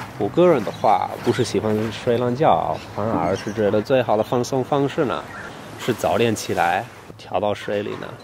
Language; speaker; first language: Chinese; non-native, fluent; English